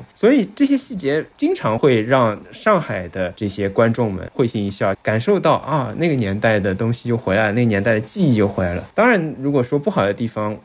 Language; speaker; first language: Chinese; native; Chinese